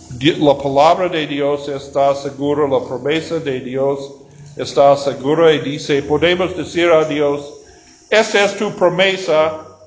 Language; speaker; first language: Spanish; non-native, learner; English